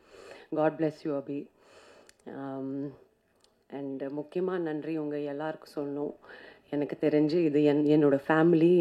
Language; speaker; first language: Tamil; non-native, fluent; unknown